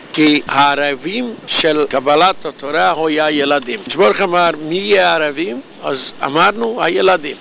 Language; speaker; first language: Hebrew; non-native, fluent; Yiddish